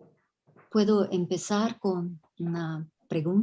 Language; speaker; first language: Spanish; non-native, fluent; Portuguese